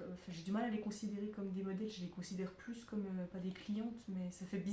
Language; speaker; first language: French; native; French